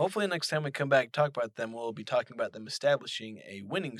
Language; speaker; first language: English; native; English